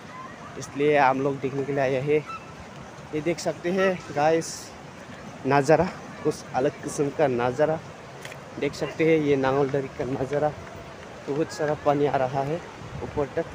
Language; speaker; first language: Hindi; non-native, local second language; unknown